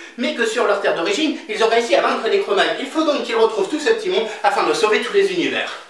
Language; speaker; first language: French; native; French